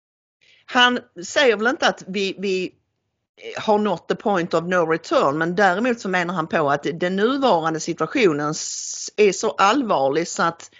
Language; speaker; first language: Swedish; native; Swedish